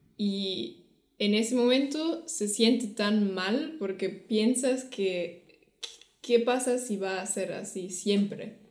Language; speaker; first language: Spanish; non-native, fluent; German